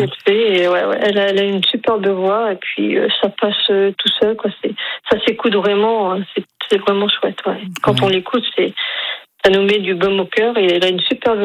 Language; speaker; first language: French; native; French